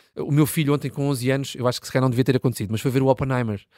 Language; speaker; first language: Portuguese; native; Portuguese